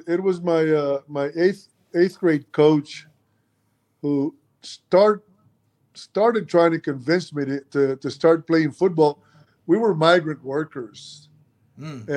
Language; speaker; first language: English; early bilingual, other home language; Spanish